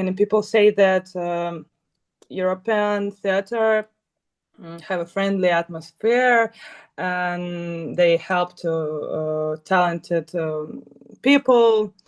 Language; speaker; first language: English; non-native, learner; Russian